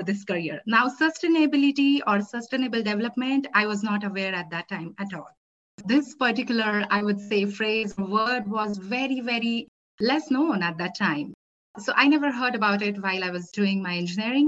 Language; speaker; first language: English; non-native, local second language; Marathi